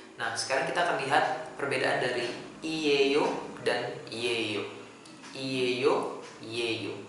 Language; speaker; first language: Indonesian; native; Indonesian